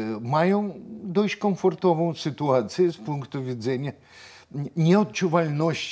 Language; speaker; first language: Polish; non-native, fluent; Russian